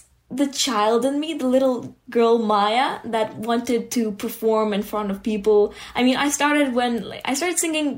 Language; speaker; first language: English; early bilingual, other home language; Hebrew